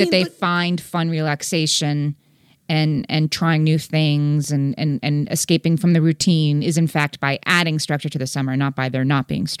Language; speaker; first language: English; native; English